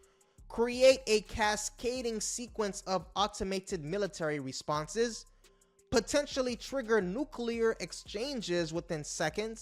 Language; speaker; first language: English; native; English